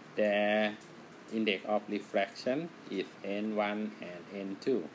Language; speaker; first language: English; non-native, fluent; Thai